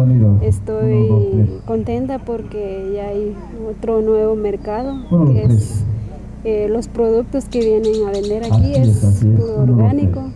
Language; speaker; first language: Spanish; non-native, local second language; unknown